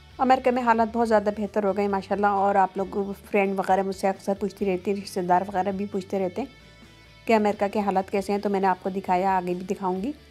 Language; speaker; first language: Urdu; native; Urdu